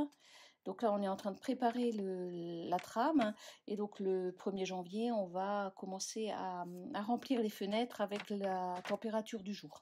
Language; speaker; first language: French; native; French